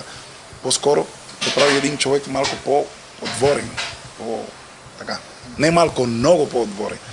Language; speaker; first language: Bulgarian; non-native, learner; Spanish